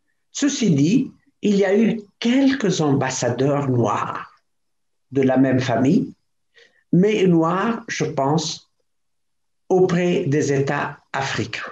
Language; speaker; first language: French; non-native, local second language; Arabic